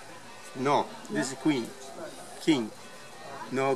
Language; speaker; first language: English; non-native, learner; Spanish